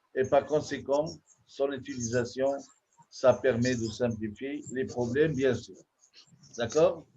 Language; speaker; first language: French; non-native, local second language; Arabic